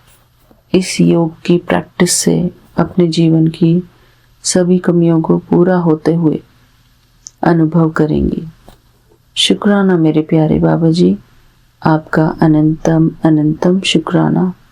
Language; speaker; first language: Hindi; native; Hindi